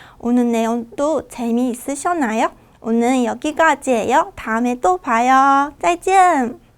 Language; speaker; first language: Korean; non-native, fluent; Chinese